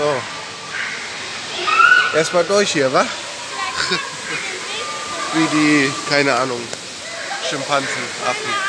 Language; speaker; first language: German; native; German